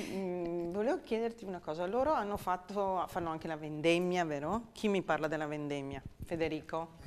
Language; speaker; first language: Italian; native; Italian